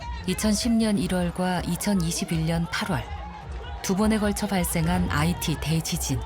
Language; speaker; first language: Korean; native; Korean